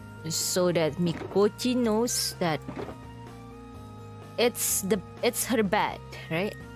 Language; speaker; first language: English; non-native, fluent; Indonesian